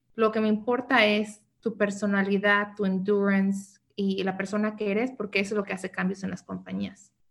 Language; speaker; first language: Spanish; native; Spanish